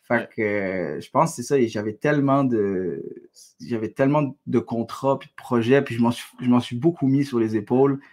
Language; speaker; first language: French; early bilingual, other home language; Arabic